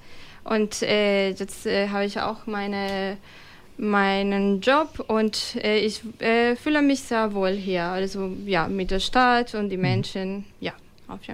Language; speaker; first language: German; non-native, fluent; Spanish